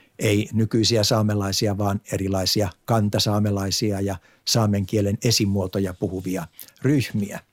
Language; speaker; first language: Finnish; native; Finnish